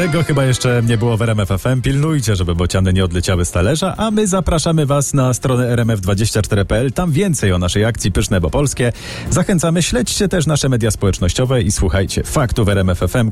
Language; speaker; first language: Polish; native; Polish